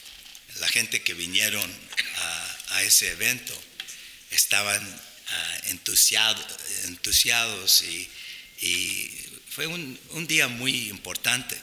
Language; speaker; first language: Spanish; non-native, fluent; English